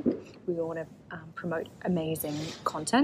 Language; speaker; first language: English; native; English